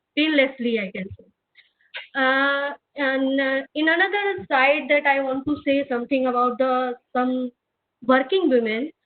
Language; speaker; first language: English; non-native, local second language; Hindi